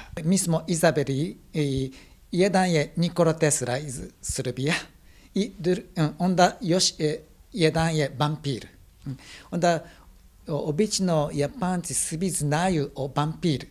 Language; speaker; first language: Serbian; non-native, learner; Japanese